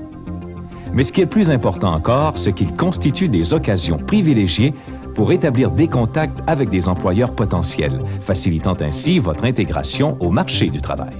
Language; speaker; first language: French; native; French